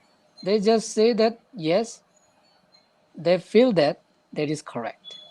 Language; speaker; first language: English; non-native, fluent; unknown